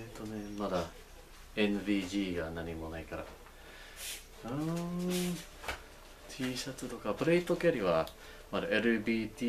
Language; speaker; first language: Japanese; non-native, learner; English